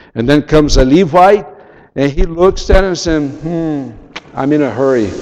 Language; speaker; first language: English; non-native, fluent; Portuguese